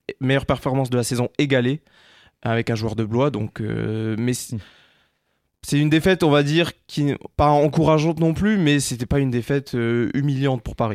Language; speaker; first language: French; native; French